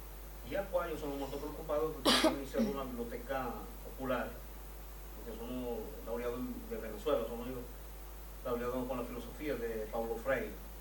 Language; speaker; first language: Italian; non-native, learner; Spanish